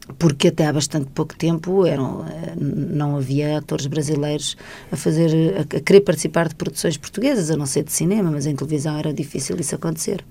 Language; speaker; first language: Portuguese; native; Portuguese